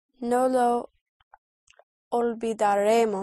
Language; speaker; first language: Spanish; non-native, learner; English